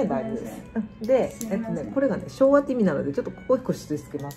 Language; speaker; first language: Japanese; native; Japanese